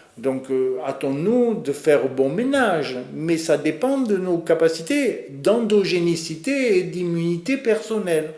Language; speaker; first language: French; native; French